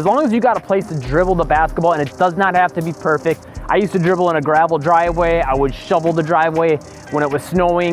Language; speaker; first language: English; native; English